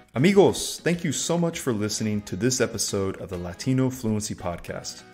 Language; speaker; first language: English; native; English